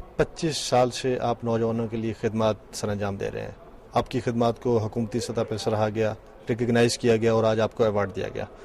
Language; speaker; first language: Urdu; native; Urdu